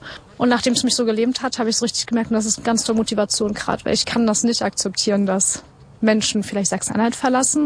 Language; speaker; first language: German; native; German